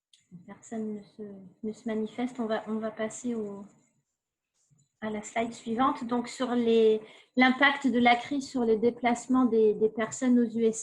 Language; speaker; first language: French; native; French